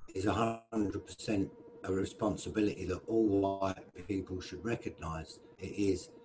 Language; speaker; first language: English; native; English